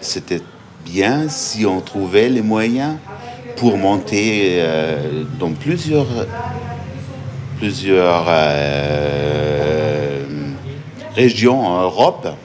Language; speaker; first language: French; non-native, fluent; German